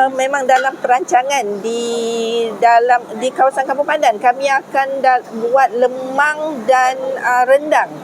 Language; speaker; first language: Malay; native; Malay